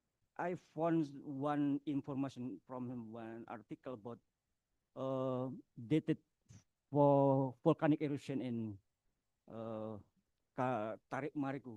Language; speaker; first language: English; non-native, learner; Indonesian